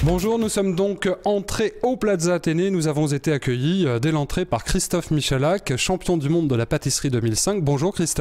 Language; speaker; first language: French; native; French